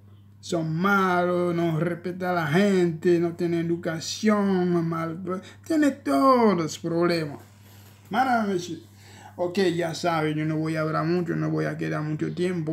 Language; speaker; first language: Spanish; non-native, learner; Haitian Creole